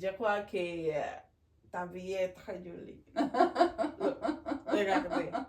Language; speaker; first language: French; non-native, learner; Spanish